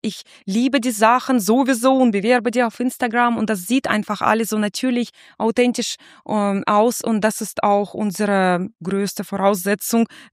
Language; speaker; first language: German; non-native, fluent; Russian